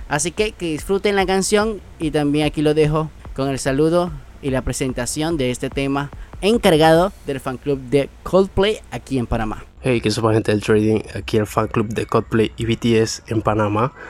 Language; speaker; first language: Spanish; native; Spanish